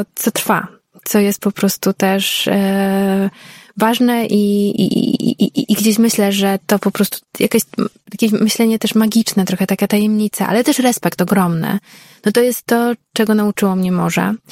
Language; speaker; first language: Polish; native; Polish